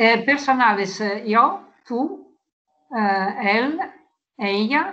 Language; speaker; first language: Spanish; non-native, learner; Italian